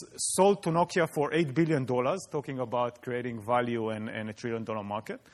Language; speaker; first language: English; non-native, fluent; Hebrew